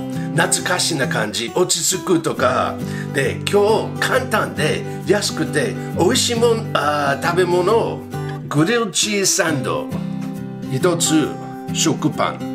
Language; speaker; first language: Japanese; non-native, learner; English